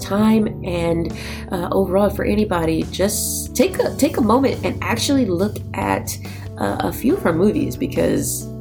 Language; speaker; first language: English; native; English